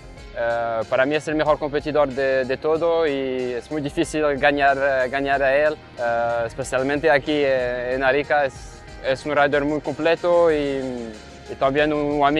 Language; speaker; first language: Spanish; non-native, fluent; French